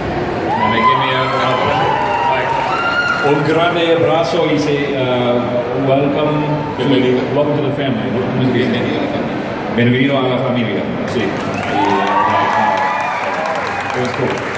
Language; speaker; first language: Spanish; non-native, learner; English